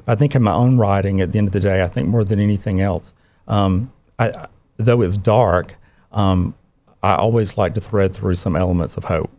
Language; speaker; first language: English; native; English